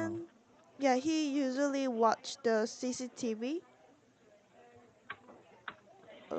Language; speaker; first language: English; non-native, learner; Korean